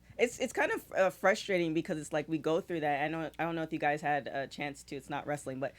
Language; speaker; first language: English; native; English